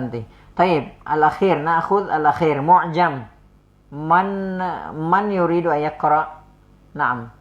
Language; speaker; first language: Arabic; non-native, fluent; Indonesian